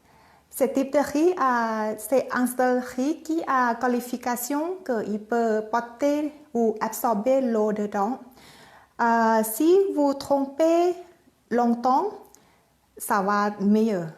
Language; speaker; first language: French; non-native, learner; Thai